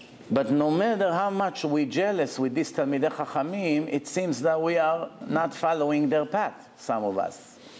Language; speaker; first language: English; non-native, fluent; Hebrew